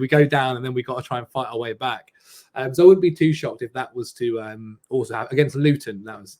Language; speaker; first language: English; native; English